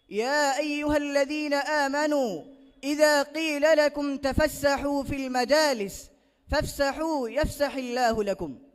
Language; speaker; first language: Arabic; non-native, learner; Bangla